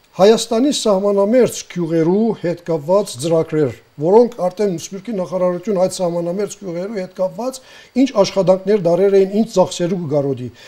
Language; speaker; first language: Armenian; early bilingual, heritage; Armenian